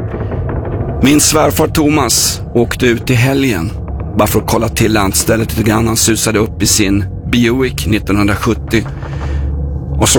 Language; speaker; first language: Swedish; native; Swedish